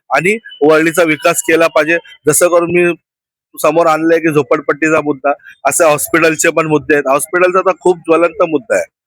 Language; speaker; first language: Marathi; native; Marathi